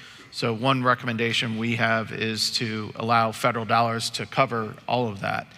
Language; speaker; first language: English; native; English